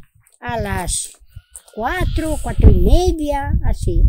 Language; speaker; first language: Spanish; non-native, local second language; Catalan